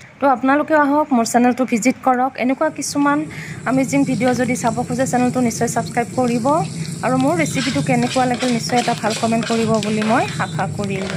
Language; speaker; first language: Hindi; non-native, local second language; Assamese